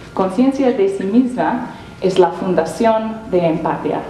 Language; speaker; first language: Spanish; non-native, learner; English